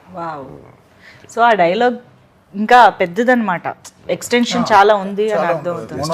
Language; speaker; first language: Telugu; native; Telugu